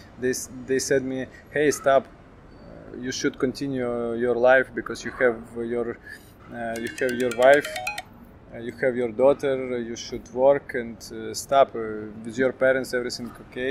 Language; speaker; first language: English; non-native, learner; Ukrainian